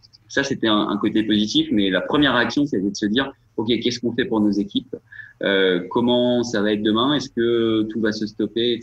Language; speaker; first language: French; native; French